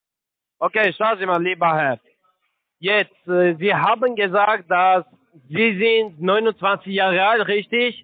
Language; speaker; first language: German; non-native, learner; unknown